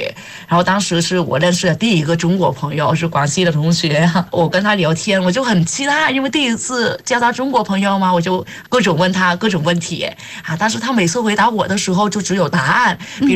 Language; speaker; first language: Chinese; non-native, fluent; Vietnamese